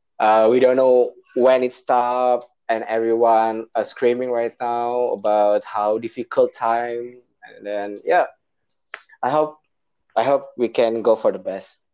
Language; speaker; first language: English; non-native, learner; Indonesian